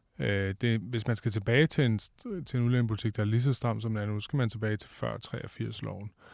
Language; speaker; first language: Danish; native; Danish